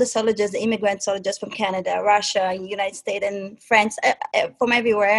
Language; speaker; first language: English; non-native, fluent; Hebrew